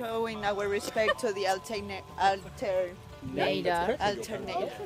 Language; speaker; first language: English; non-native, learner; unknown